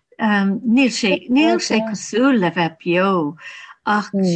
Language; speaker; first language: Irish; non-native, learner; English